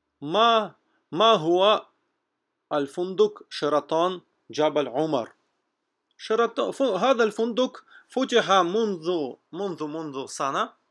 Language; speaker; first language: Arabic; non-native, fluent; Russian